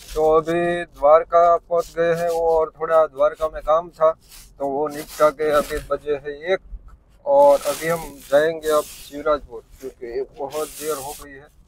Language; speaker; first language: Hindi; non-native, local second language; Gujarati